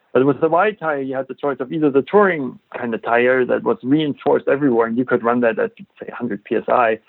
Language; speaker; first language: English; non-native, fluent; German